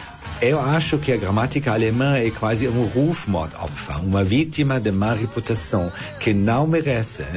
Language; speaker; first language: Portuguese; non-native, fluent; German